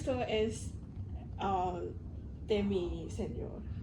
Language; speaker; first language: Spanish; non-native, learner; Cantonese